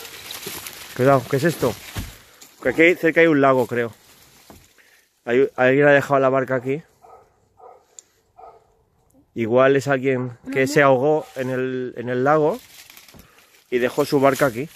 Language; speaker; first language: Spanish; native; Spanish